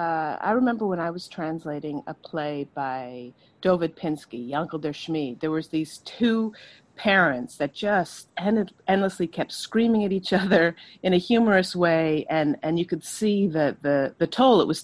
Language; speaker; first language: English; native; English